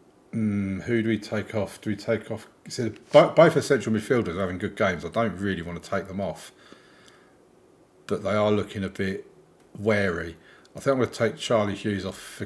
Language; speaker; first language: English; native; English